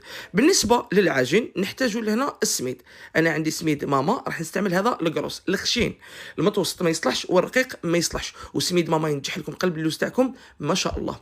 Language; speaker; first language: Arabic; native; Arabic